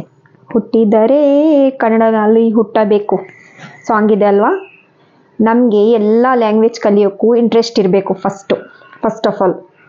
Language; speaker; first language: Kannada; non-native, local second language; Hindi